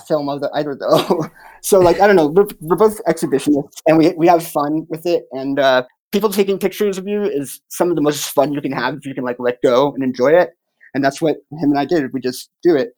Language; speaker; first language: English; native; English